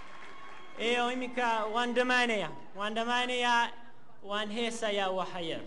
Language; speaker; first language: Somali; non-native, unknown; Spanish